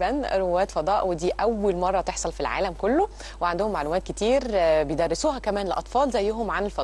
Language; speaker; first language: Arabic; native; Arabic